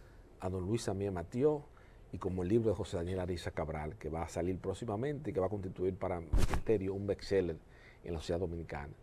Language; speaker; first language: Spanish; native; Spanish